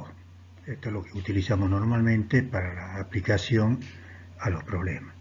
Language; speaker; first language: Spanish; native; Spanish